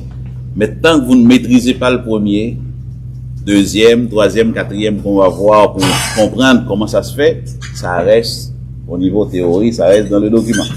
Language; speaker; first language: French; native; French